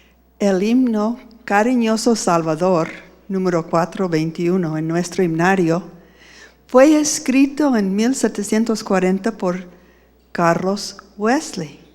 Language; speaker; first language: Spanish; non-native, fluent; English